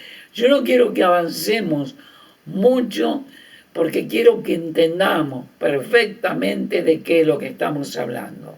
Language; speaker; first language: Spanish; native; Spanish